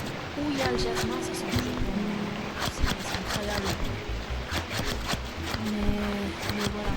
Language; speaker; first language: French; non-native, fluent; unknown